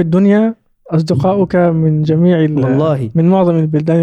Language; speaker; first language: Arabic; native; Arabic